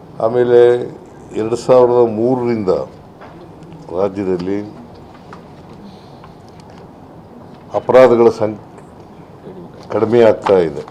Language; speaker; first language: Kannada; native; Kannada